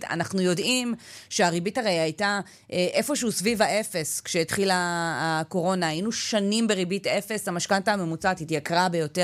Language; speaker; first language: Hebrew; native; Hebrew